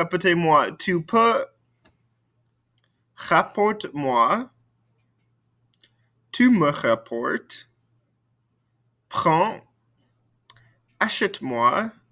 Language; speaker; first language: French; non-native, fluent; English